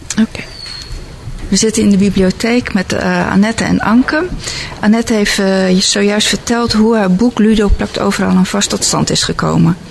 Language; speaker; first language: Dutch; native; Dutch